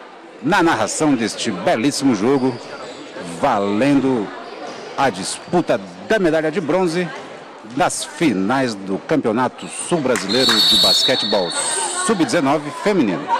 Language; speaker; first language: Portuguese; native; Portuguese